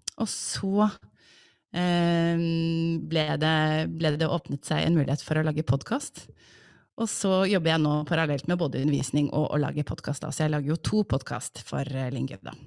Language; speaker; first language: Norwegian; early bilingual, other home language; English